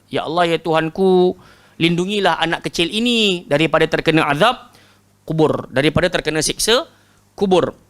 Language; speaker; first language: Malay; native; Malay